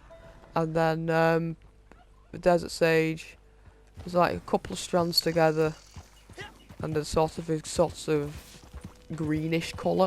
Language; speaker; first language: English; native; English